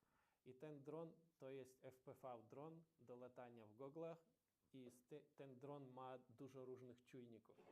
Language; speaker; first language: Polish; non-native, learner; Ukrainian